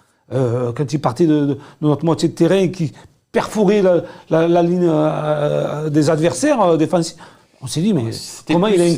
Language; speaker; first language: French; native; French